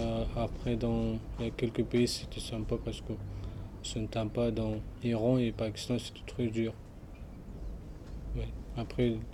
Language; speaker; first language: French; non-native, learner; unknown